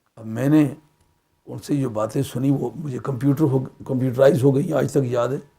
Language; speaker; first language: Urdu; non-native, local second language; Punjabi